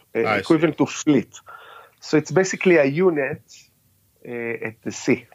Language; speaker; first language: English; non-native, fluent; Hebrew